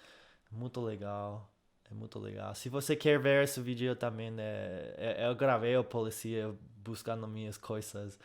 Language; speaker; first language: Portuguese; non-native, fluent; English